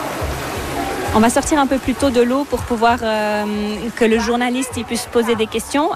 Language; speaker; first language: French; native; French